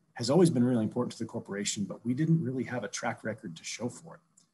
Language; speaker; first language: English; native; English